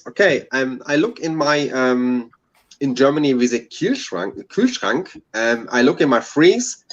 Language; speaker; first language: English; non-native, learner; German